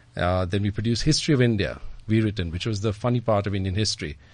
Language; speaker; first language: English; native; English